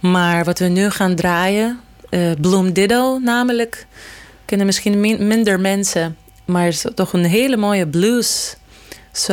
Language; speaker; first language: Dutch; non-native, fluent; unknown